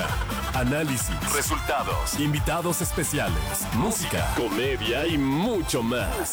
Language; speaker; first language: Spanish; native; Spanish